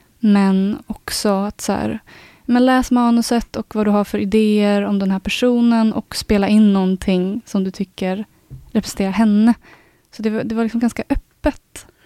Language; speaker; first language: Swedish; native; Swedish